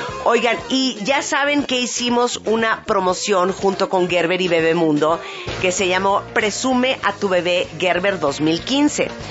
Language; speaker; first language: Spanish; native; Spanish